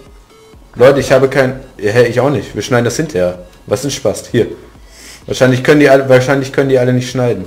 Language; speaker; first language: German; native; German